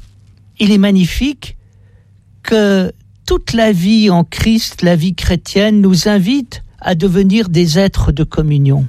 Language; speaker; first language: French; native; French